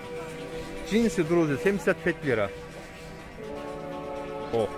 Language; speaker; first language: Russian; non-native, learner; Turkish